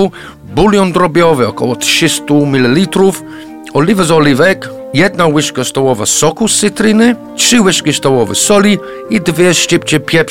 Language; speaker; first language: Polish; non-native, fluent; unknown